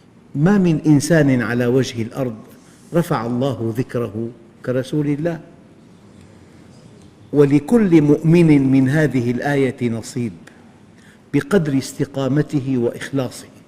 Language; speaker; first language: Arabic; native; Arabic